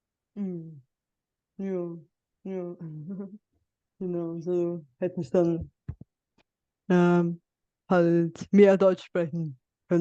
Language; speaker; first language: German; non-native, fluent; Bulgarian